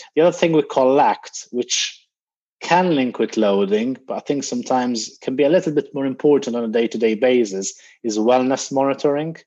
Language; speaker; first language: English; non-native, fluent; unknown